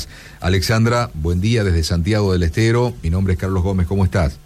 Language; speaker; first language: Spanish; native; Spanish